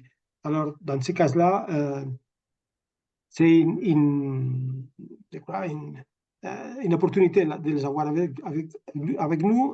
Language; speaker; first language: French; non-native, fluent; Catalan